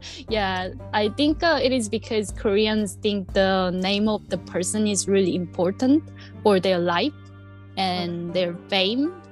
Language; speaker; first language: English; non-native, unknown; Korean